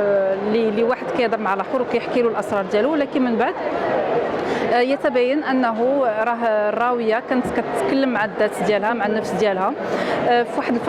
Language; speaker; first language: Arabic; native; Arabic